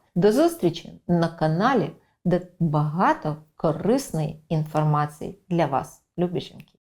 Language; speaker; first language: Ukrainian; native; Ukrainian